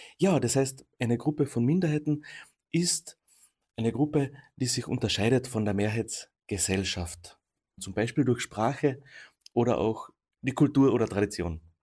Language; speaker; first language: German; non-native, local second language; Slovenian